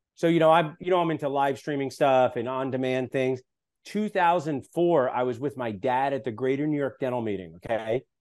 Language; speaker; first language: English; native; English